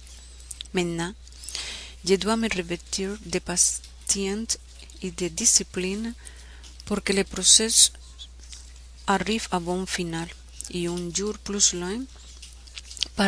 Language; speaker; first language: French; non-native, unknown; Spanish